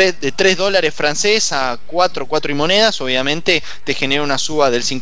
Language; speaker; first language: Spanish; native; Spanish